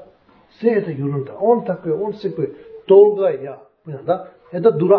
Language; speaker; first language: Russian; non-native, learner; Tibetan